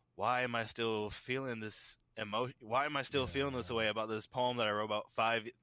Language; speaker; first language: English; native; English